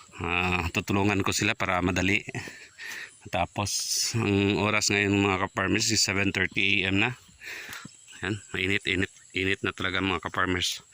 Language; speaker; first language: Filipino; non-native, local second language; Chavacano